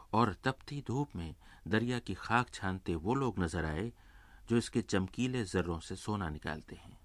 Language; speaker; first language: Urdu; native; Urdu